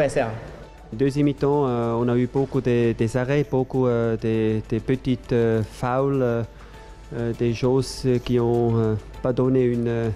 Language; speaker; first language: French; non-native, fluent; German